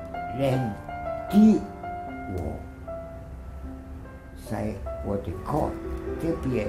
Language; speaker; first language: Chinese; non-native, fluent; Spanish